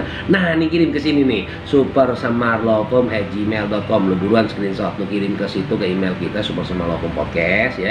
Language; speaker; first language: Indonesian; native; Indonesian